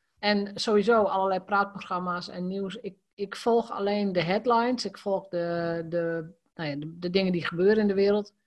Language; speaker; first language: Dutch; native; Dutch